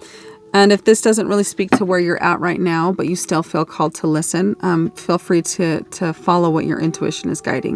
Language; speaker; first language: English; native; English